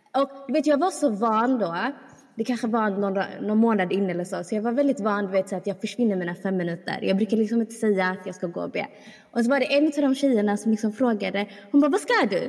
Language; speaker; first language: Swedish; early bilingual, other home language; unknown